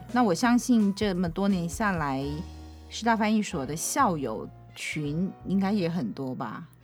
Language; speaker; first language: Chinese; native; Chinese